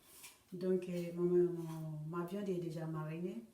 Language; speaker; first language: French; non-native, learner; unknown